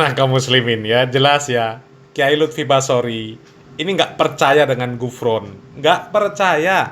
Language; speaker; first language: Indonesian; native; Indonesian